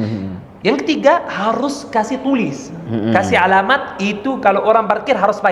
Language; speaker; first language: Indonesian; non-native, learner; Arabic